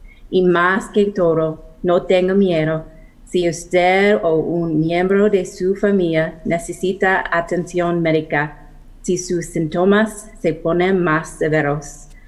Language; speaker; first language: Spanish; non-native, fluent; English